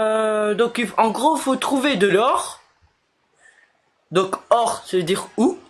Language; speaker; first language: French; native; French